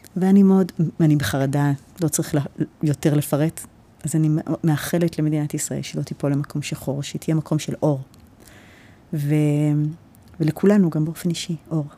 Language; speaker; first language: Hebrew; early bilingual, heritage; Hebrew